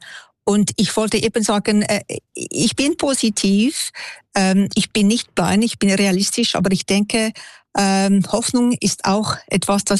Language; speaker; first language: German; non-native, local second language; French